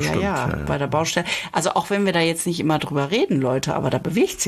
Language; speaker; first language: German; native; German